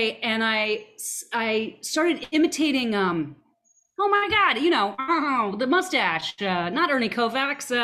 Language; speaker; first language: English; native; English